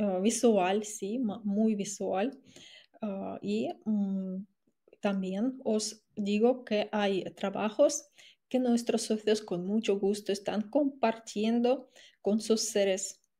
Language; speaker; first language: Spanish; non-native, fluent; Russian